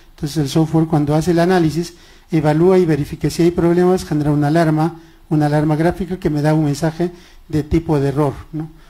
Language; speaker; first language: Spanish; non-native, local second language; Quechua